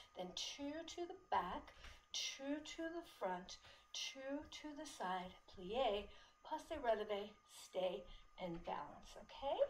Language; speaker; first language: English; native; English